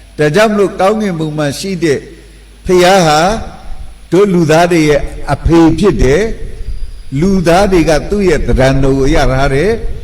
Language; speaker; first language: Burmese; non-native, local second language; S'gaw Karen